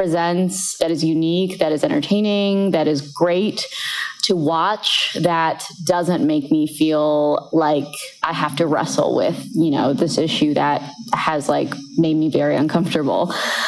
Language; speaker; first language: English; native; English